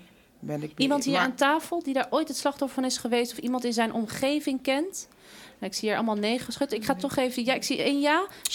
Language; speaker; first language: Dutch; native; Dutch